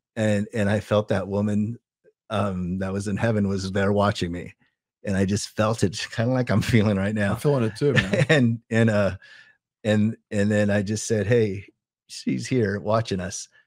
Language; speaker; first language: English; native; English